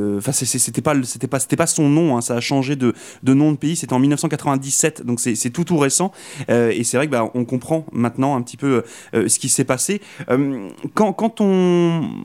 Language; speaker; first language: French; native; French